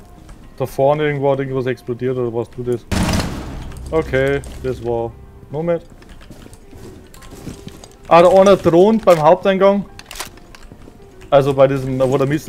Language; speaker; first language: German; native; German